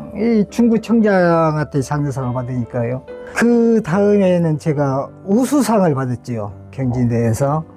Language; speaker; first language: Korean; native; Korean